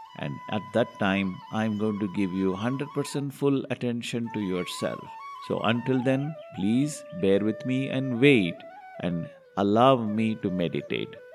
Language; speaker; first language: English; non-native, local second language; Tamil